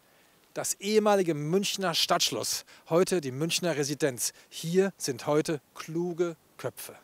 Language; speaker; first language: German; native; German